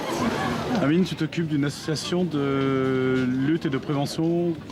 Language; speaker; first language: French; native; French